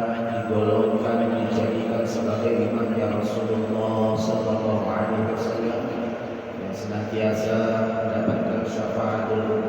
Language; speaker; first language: Indonesian; native; Indonesian